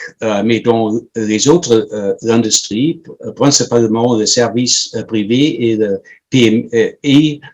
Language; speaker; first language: French; non-native, fluent; German